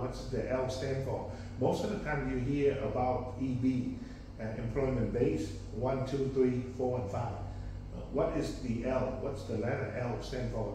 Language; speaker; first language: English; non-native, fluent; Vietnamese